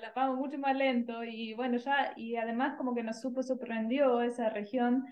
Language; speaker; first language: Spanish; non-native, fluent; German